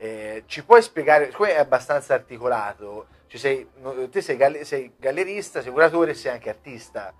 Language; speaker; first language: Italian; native; Italian